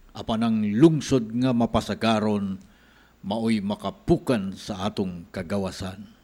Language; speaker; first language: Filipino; non-native, local second language; Cebuano